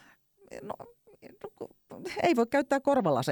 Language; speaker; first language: Finnish; native; Finnish